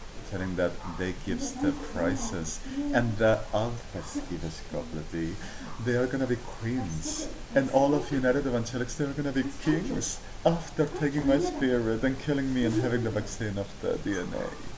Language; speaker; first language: English; non-native, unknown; Spanish